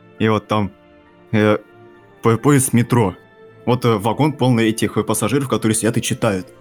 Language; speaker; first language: Russian; native; Russian